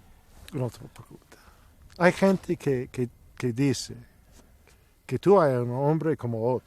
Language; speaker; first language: Spanish; non-native, learner; English